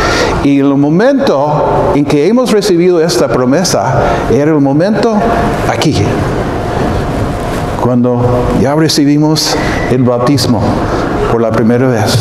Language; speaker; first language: Spanish; non-native, fluent; English